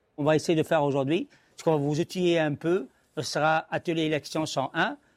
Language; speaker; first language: French; non-native, local second language; Arabic